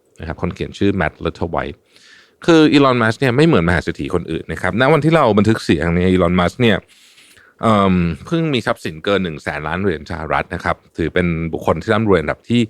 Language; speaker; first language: Thai; native; Thai